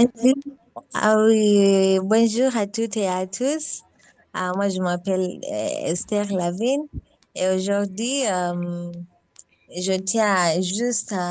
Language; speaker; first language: French; non-native, fluent; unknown